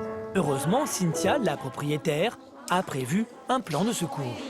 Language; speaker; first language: French; native; French